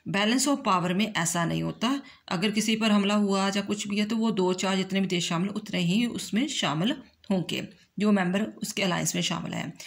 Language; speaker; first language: Hindi; non-native, local second language; Punjabi